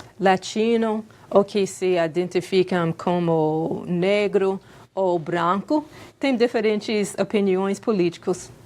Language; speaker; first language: Portuguese; non-native, fluent; English